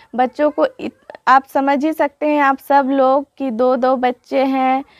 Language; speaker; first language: Hindi; native; Hindi